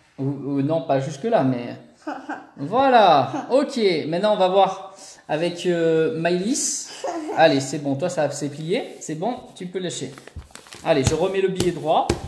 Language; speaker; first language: French; native; French